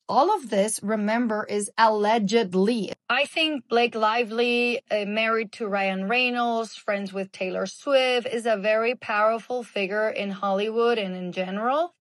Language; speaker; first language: English; native; English